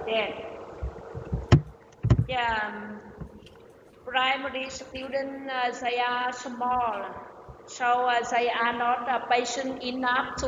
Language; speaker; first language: English; non-native, learner; Vietnamese